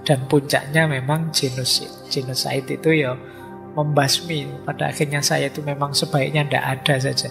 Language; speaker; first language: Indonesian; native; Indonesian